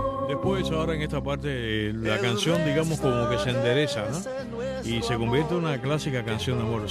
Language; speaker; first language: Spanish; native; Spanish